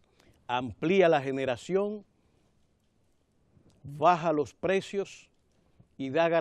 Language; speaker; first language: Spanish; native; Spanish